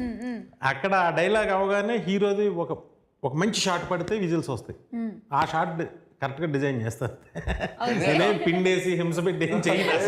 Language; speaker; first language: Telugu; native; Telugu